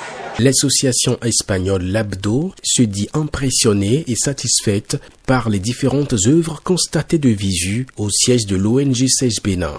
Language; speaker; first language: French; native; French